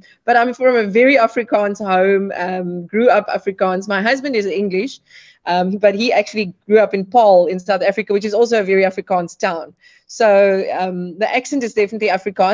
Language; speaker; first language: English; non-native, local second language; Afrikaans